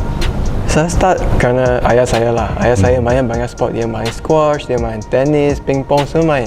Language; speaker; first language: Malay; non-native, local second language; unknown